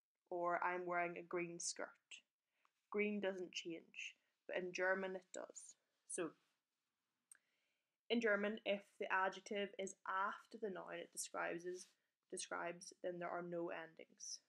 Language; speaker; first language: English; native; English